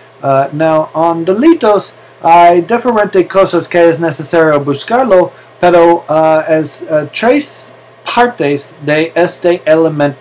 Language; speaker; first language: Spanish; non-native, learner; English